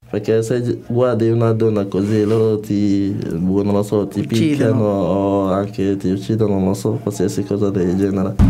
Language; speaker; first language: Italian; non-native, learner; Igbo